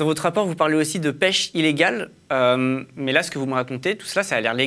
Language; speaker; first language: French; native; French